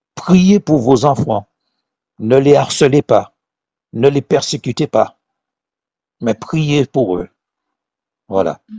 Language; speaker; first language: French; non-native, local second language; Haitian Creole